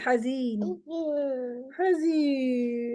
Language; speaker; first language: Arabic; non-native, fluent; Urdu